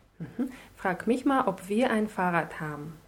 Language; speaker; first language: German; non-native, fluent; Russian